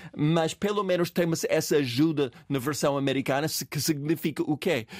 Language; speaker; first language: Portuguese; non-native, fluent; English